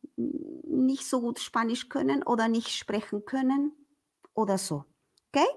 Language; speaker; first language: German; non-native, fluent; Spanish